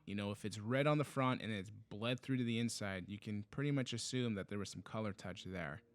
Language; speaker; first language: English; native; English